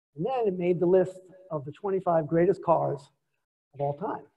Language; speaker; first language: English; native; English